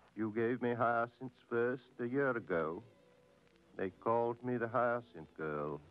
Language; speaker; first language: English; native; English